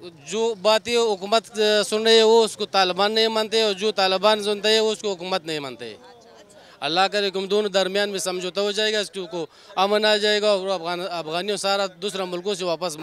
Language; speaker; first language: Hindi; early bilingual, other home language; Pashto